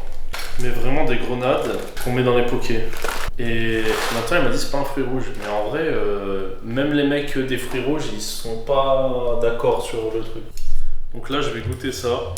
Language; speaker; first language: French; native; French